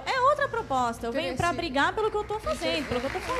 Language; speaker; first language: Portuguese; native; Portuguese